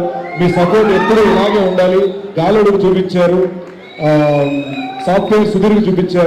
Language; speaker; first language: Telugu; native; Telugu